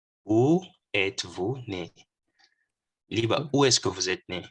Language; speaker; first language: French; non-native, local second language; Lingala